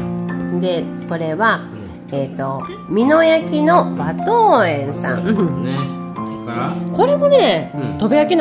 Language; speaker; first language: Japanese; native; Japanese